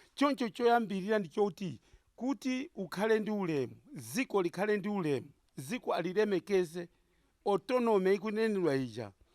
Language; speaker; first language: Nyanja; non-native, local second language; Tumbuka